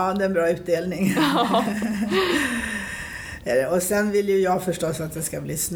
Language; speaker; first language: Swedish; native; Swedish